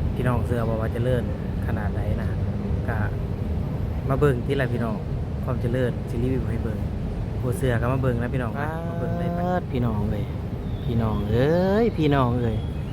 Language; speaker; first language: Thai; native; Thai